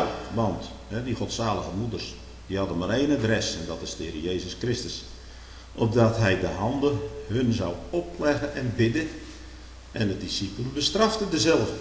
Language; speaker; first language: Dutch; native; Dutch